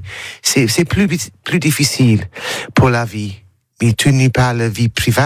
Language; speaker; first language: French; non-native, learner; English